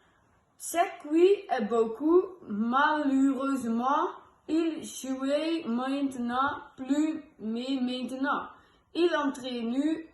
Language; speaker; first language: French; non-native, learner; Dutch